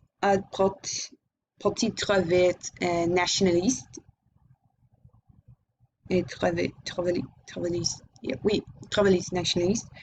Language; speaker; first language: French; non-native, learner; English